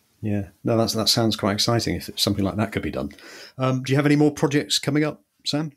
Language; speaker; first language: English; native; English